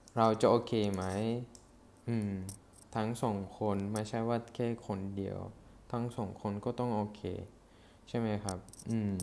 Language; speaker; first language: Thai; non-native, fluent; Turkish